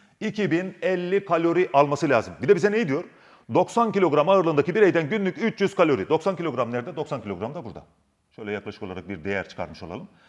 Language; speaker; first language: Turkish; native; Turkish